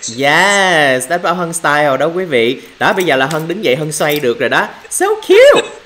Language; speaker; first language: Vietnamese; early bilingual, other home language; English